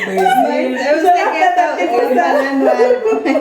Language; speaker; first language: Portuguese; non-native, learner; Spanish